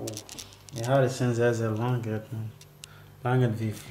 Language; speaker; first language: German; non-native, learner; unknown